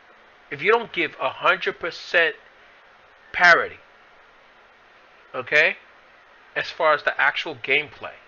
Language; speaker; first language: English; native; English